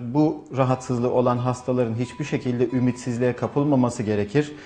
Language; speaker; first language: Turkish; native; Turkish